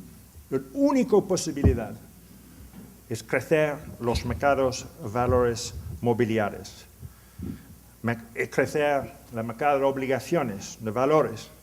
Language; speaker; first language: Spanish; non-native, learner; English